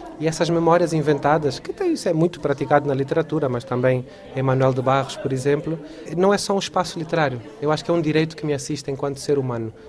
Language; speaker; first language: Portuguese; native; Portuguese